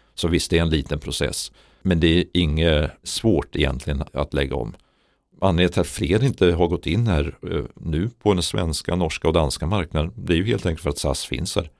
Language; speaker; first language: Swedish; native; Swedish